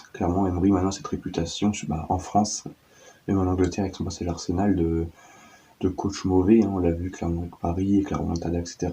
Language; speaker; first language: French; native; French